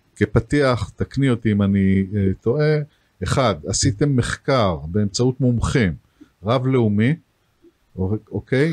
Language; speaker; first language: Hebrew; native; Hebrew